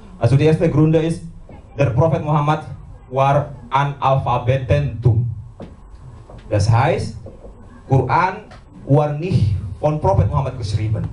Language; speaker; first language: German; non-native, learner; Indonesian